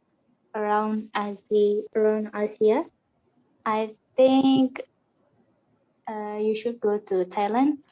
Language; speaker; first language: English; non-native, learner; Indonesian